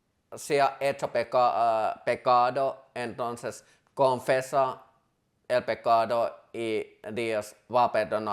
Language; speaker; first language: Spanish; non-native, fluent; Finnish